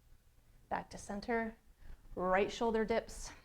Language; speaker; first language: English; native; English